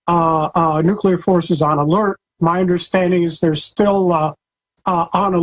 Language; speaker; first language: English; native; English